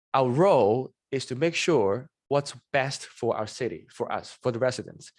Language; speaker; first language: English; non-native, local second language; Cantonese